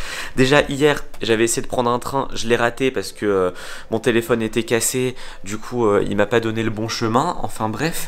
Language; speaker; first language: French; native; French